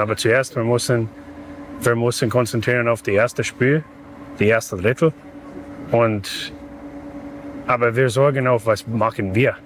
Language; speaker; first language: German; non-native, learner; English